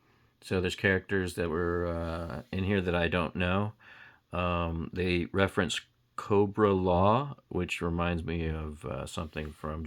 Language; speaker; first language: English; native; English